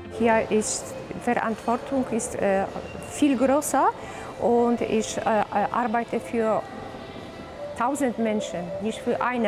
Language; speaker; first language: German; non-native, learner; Polish